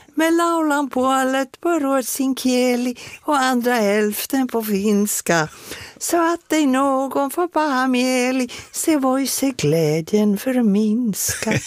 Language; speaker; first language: Swedish; native; Swedish